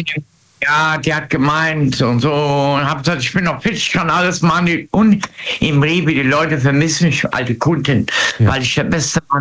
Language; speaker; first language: German; native; German